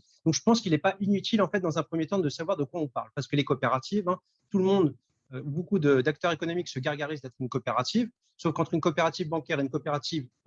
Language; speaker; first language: French; native; French